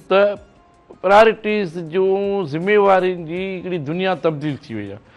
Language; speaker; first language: Sindhi; native; Sindhi